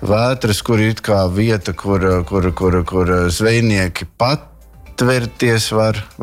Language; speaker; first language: Latvian; native; Latvian